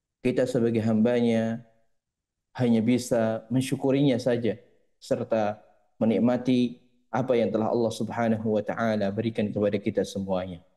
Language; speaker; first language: Indonesian; native; Indonesian